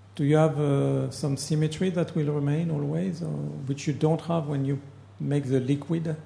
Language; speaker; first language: English; non-native, fluent; French